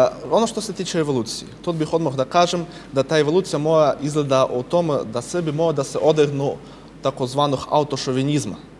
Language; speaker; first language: Serbian; non-native, fluent; Russian